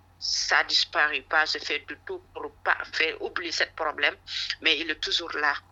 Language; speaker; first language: French; non-native, local second language; Wolof